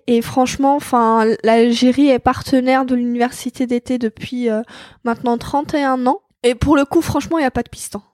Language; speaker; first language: French; non-native, local second language; Arabic